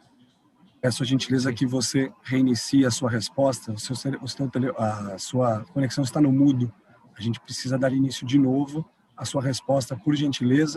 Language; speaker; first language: Portuguese; native; Portuguese